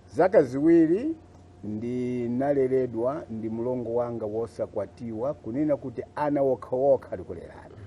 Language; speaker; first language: Nyanja; non-native, local second language; Tumbuka